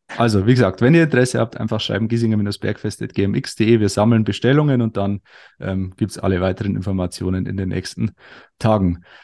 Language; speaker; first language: German; native; German